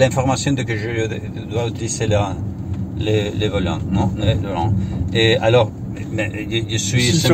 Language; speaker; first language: French; non-native, learner; Spanish